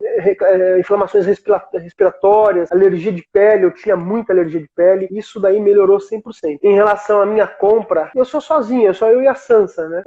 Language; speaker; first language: Portuguese; native; Portuguese